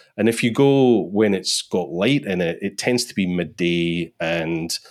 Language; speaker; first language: English; native; English